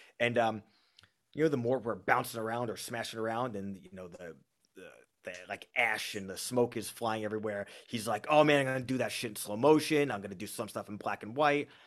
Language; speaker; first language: English; native; English